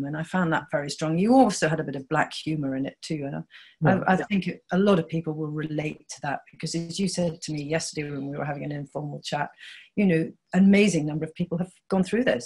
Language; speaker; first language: English; native; English